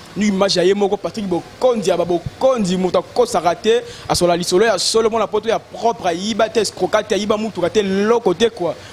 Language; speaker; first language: Lingala; native; Lingala